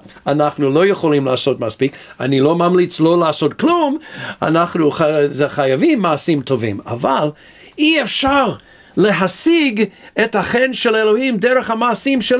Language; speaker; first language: Hebrew; non-native, fluent; English